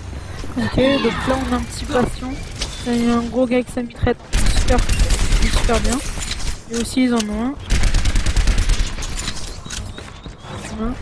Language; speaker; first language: French; native; French